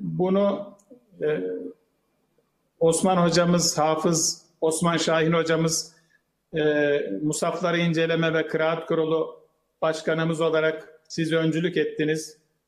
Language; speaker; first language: Turkish; native; Turkish